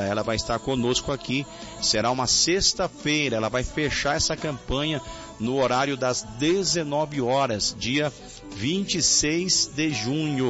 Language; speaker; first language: Portuguese; native; Portuguese